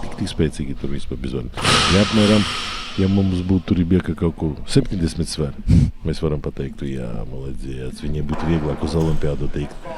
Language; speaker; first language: Latvian; non-native, local second language; Russian